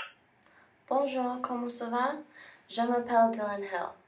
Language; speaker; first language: French; non-native, learner; English